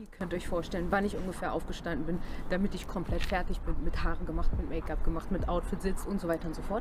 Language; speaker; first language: German; native; German